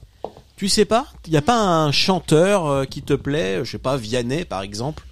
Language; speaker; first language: French; native; French